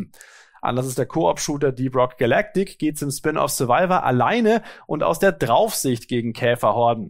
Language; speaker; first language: German; native; German